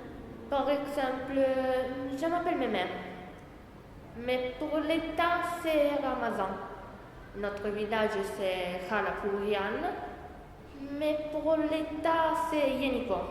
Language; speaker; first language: French; non-native, learner; Italian